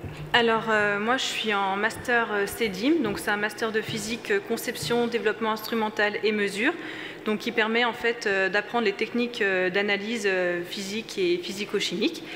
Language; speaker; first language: French; native; French